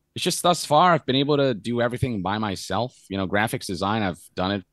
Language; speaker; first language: English; non-native, fluent; Spanish